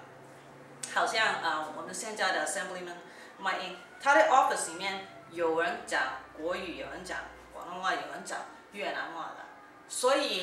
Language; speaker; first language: Chinese; early bilingual, heritage; Cantonese